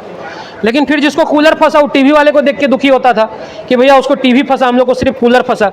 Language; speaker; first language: Hindi; native; Hindi